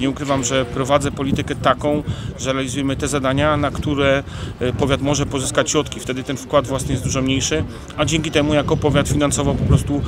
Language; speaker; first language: Polish; native; Polish